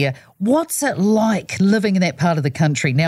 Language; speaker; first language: English; non-native, local second language; Samoan